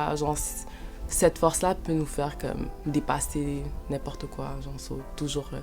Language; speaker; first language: French; early bilingual, other home language; Haitian Creole